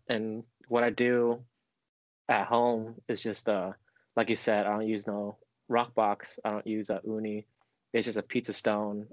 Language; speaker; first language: English; native; English